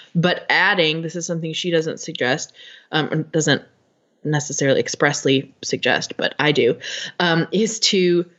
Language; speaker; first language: English; native; English